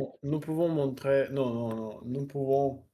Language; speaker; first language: French; non-native, learner; Russian